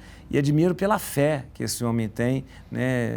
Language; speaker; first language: Portuguese; native; Portuguese